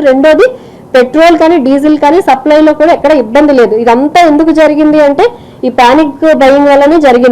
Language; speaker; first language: Telugu; native; Telugu